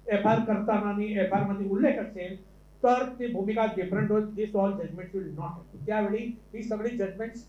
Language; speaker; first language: Marathi; non-native, local second language; Urdu